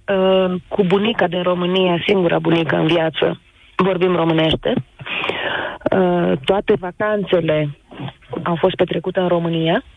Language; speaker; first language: Romanian; native; Romanian